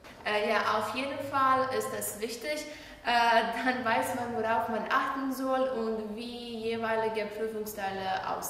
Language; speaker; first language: German; non-native, learner; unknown